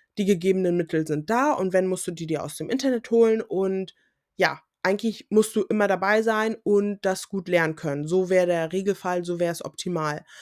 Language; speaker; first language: German; native; German